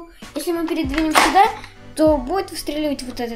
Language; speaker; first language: Russian; native; Russian